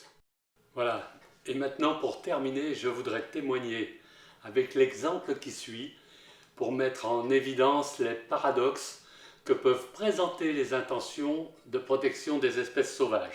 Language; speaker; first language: French; native; French